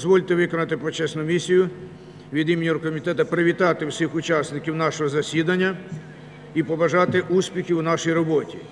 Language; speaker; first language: Ukrainian; native; Ukrainian